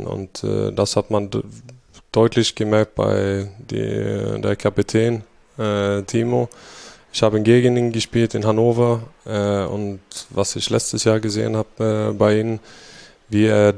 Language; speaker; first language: German; non-native, fluent; Swedish